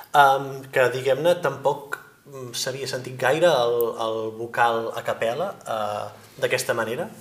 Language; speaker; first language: Catalan; native; Catalan